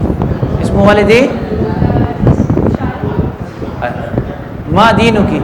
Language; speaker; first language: Arabic; non-native, fluent; Urdu